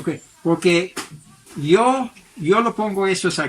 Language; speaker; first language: Spanish; non-native, learner; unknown